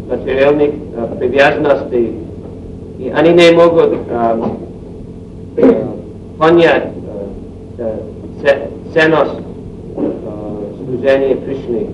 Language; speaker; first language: Russian; non-native, learner; English